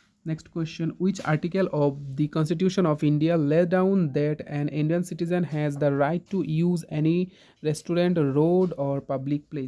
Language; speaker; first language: English; non-native, local second language; Bangla